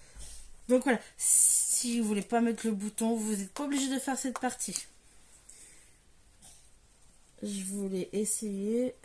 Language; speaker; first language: French; native; French